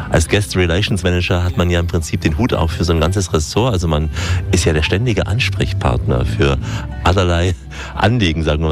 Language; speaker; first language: German; native; German